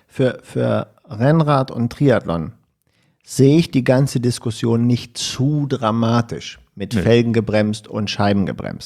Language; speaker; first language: German; native; German